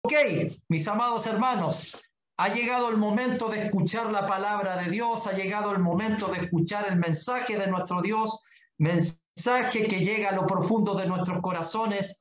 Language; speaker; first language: Spanish; native; Spanish